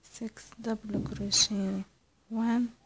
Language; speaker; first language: English; non-native, learner; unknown